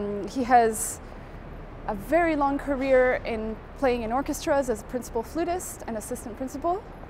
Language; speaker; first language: English; native; English